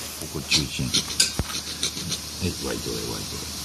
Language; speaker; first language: Japanese; native; Japanese